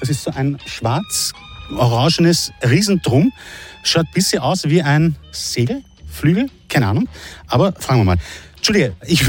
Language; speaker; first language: German; native; German